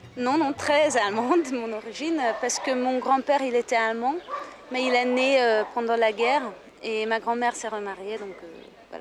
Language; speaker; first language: French; non-native, fluent; Hungarian